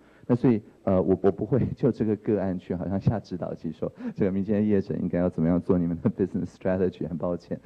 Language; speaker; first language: Chinese; native; Chinese